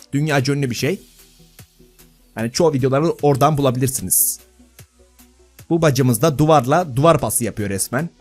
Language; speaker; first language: Turkish; native; Turkish